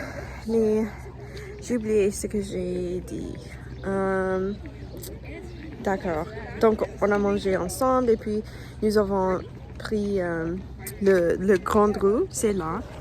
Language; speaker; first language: French; non-native, learner; English